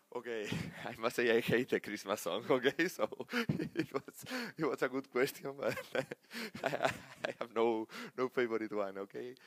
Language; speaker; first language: English; non-native, fluent; Spanish